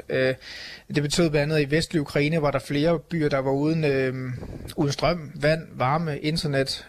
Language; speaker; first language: Danish; native; Danish